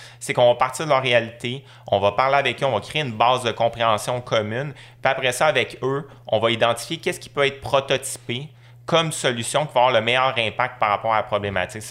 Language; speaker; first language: French; native; French